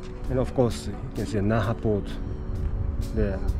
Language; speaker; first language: English; non-native, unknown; Japanese